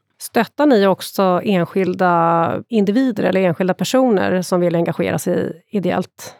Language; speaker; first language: Swedish; native; Swedish